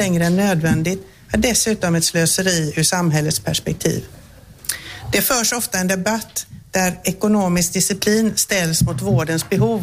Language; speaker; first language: Swedish; native; Swedish